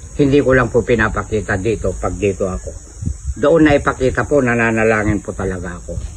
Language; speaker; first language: Filipino; non-native, local second language; Iloko